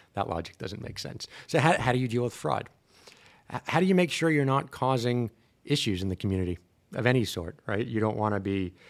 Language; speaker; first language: English; native; English